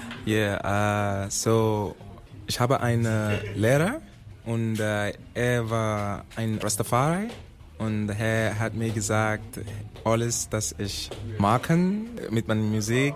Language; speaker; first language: German; non-native, learner; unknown